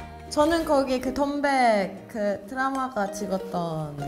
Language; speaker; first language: Korean; non-native, fluent; Finnish